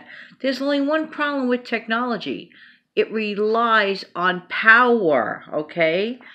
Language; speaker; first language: English; native; English